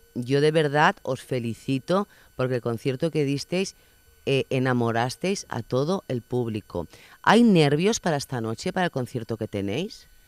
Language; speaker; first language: Spanish; non-native, local second language; Catalan